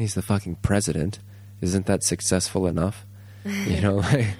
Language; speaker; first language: English; native; English